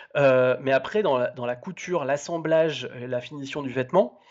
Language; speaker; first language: French; native; French